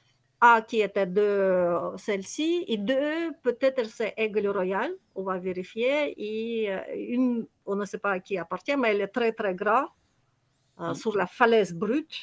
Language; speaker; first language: French; non-native, learner; Kyrgyz